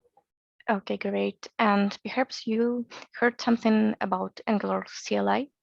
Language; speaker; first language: English; non-native, fluent; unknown